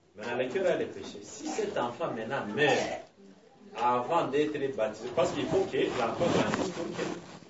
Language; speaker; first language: French; non-native, local second language; Swahili